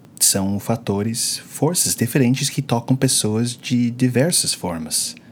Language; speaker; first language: Portuguese; non-native, fluent; English